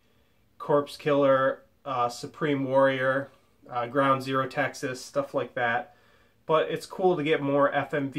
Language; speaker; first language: English; native; English